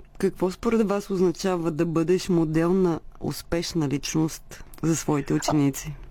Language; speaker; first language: Bulgarian; native; Bulgarian